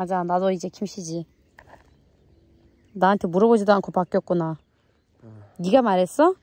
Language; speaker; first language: Korean; non-native, fluent; Turkish